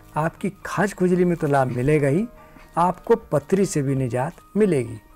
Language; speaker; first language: Hindi; native; Hindi